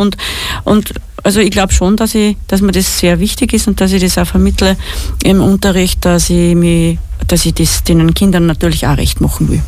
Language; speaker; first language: German; native; German